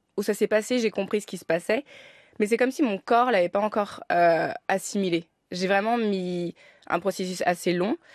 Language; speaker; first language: French; native; French